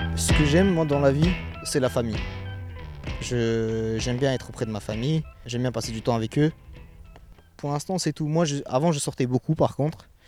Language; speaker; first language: French; early bilingual, other home language; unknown